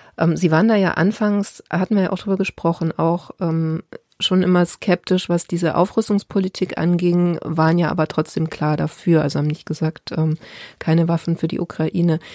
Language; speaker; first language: German; native; German